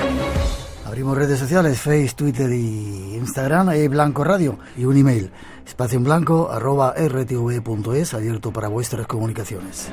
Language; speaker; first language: Spanish; native; Spanish